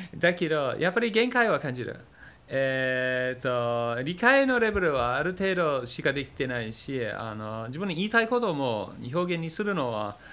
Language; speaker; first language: Japanese; non-native, fluent; English